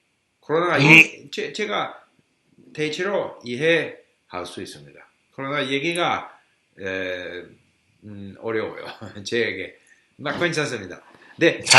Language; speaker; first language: Korean; non-native, learner; English